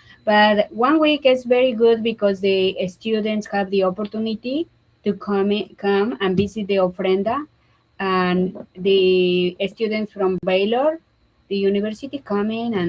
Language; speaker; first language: English; non-native, learner; Spanish